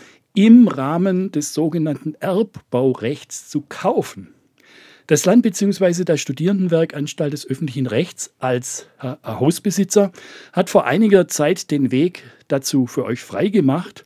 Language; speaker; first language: German; native; German